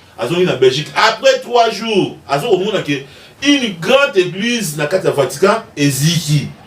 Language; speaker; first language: Lingala; non-native, local second language; Kongo